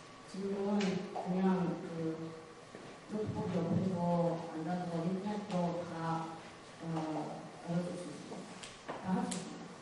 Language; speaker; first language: Korean; non-native, fluent; Chinese